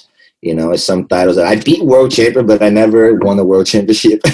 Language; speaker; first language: English; non-native, fluent; Portuguese